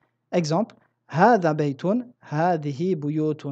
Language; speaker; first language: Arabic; non-native, fluent; French